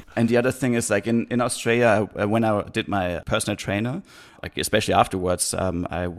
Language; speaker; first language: English; non-native, fluent; German